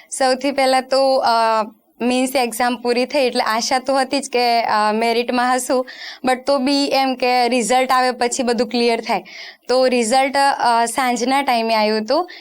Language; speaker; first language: Gujarati; non-native, local second language; Rajasthani